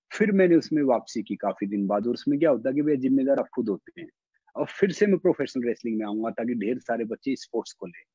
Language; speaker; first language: Hindi; native; Hindi